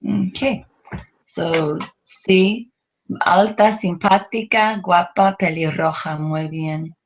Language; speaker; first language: Spanish; non-native, learner; English